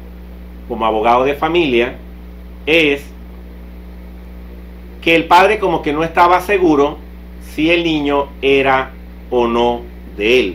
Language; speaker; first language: Spanish; native; Spanish